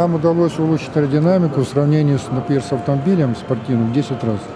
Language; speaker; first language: Russian; native; Russian